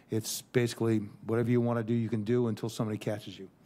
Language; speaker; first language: English; native; English